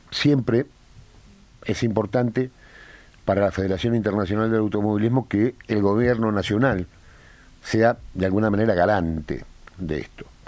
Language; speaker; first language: Spanish; native; Spanish